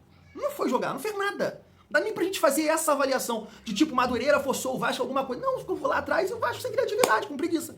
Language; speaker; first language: Portuguese; native; Portuguese